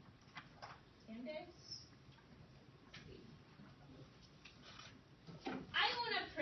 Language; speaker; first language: Spanish; non-native, fluent; English